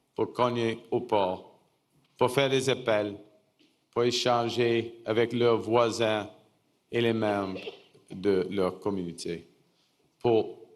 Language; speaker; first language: French; non-native, fluent; English